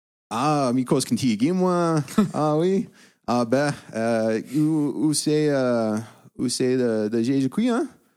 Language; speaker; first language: French; non-native, fluent; English